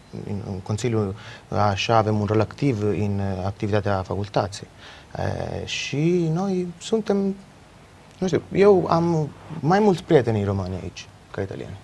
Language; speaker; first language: Romanian; non-native, learner; Italian